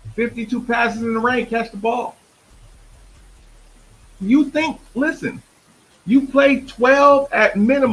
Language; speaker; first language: English; native; English